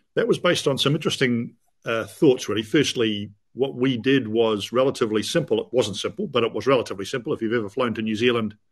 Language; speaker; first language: English; native; English